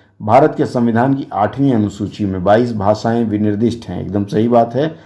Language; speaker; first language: Hindi; native; Hindi